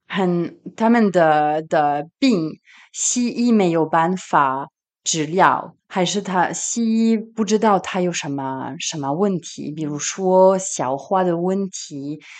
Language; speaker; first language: Chinese; non-native, fluent; French